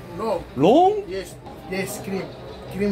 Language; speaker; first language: English; non-native, learner; Arabic